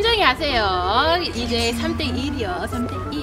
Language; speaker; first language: Korean; non-native, learner; English